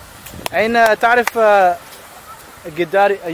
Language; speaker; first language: Arabic; non-native, learner; English